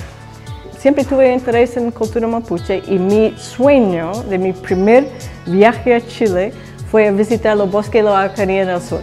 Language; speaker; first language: Spanish; non-native, learner; English